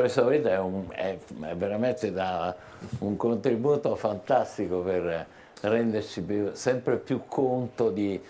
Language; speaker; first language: Italian; native; Italian